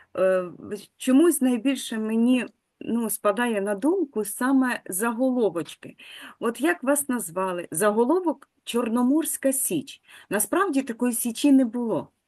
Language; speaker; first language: Ukrainian; native; Ukrainian